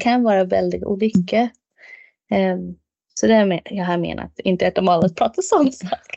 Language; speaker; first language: Swedish; non-native, fluent; English